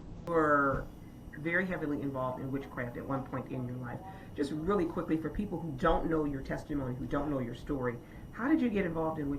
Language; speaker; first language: English; native; English